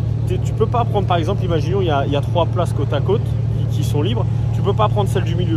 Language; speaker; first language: French; native; French